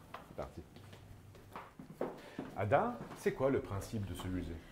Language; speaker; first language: French; native; French